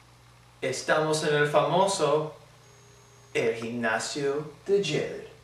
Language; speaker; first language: Spanish; non-native, learner; English